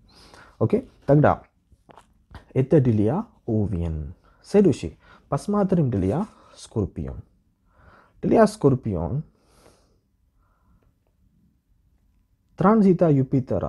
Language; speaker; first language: Russian; non-native, learner; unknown